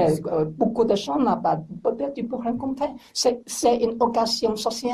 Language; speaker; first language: French; non-native, learner; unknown